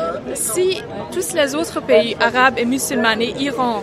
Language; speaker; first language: French; non-native, fluent; Persian